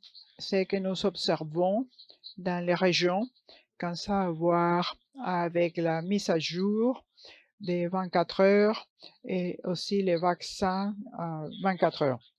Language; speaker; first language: French; non-native, learner; English